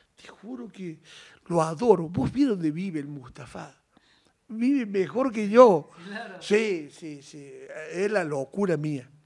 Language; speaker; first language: Spanish; native; Spanish